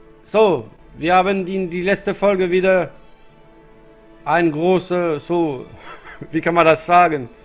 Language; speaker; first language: German; non-native, learner; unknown